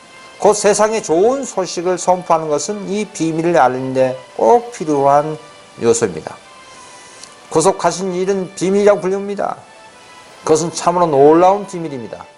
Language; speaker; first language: Korean; native; Korean